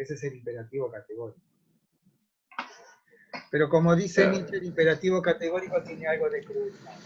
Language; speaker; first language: Spanish; native; Spanish